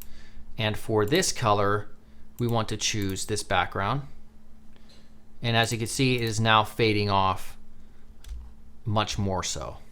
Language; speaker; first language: English; native; English